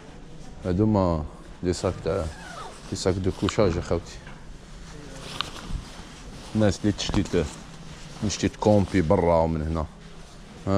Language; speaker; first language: Arabic; native; Arabic